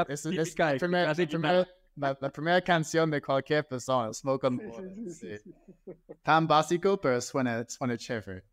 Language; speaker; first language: Spanish; non-native, fluent; English